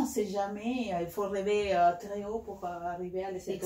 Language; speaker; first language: French; non-native, fluent; Spanish